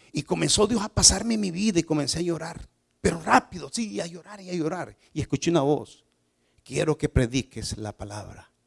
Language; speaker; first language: Spanish; native; Spanish